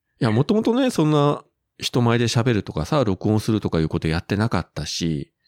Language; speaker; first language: Japanese; native; Japanese